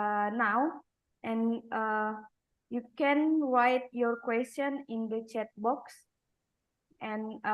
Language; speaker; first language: English; non-native, learner; Indonesian